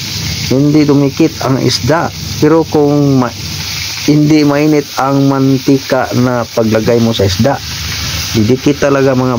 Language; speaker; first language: Filipino; non-native, local second language; Cebuano